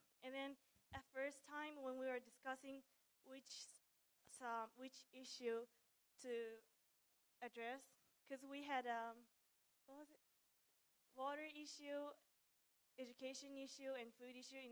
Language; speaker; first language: English; non-native, fluent; Japanese